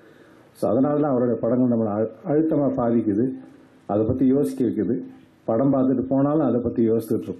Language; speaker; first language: Tamil; native; Tamil